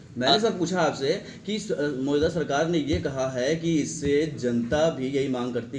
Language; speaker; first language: Hindi; native; Hindi